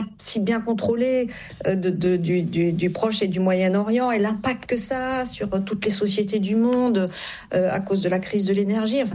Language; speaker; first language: French; native; French